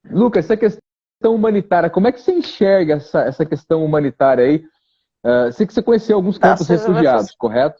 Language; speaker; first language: Portuguese; native; Portuguese